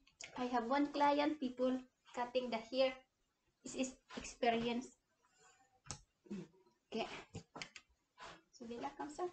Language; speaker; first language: English; non-native, learner; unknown